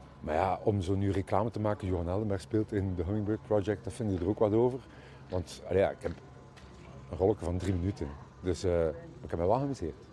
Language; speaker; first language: Dutch; native; Dutch